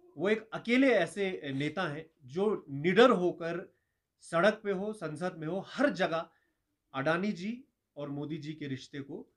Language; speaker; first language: Hindi; non-native, local second language; Ladakhi